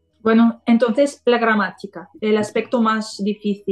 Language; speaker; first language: Spanish; non-native, fluent; Bulgarian